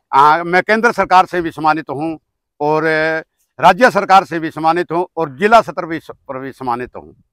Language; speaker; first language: Hindi; native; Hindi